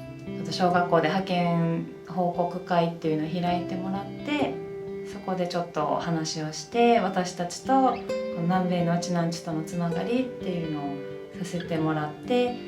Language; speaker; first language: Japanese; native; Japanese